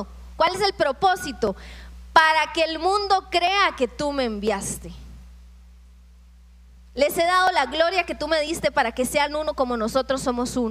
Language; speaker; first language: Spanish; native; Spanish